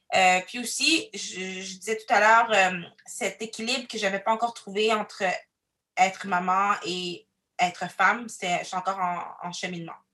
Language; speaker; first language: French; early bilingual, other home language; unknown